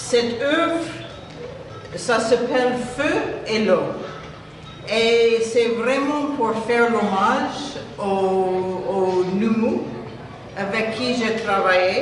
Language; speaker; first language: French; non-native, fluent; English